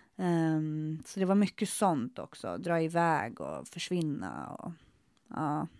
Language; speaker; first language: Swedish; early bilingual, other home language; Spanish